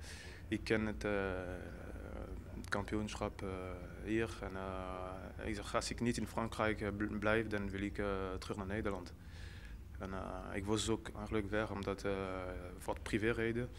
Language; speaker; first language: Dutch; non-native, fluent; French